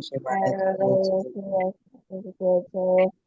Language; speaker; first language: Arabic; non-native, learner; Bangla